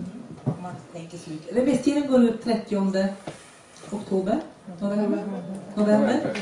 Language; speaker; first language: Swedish; native; Swedish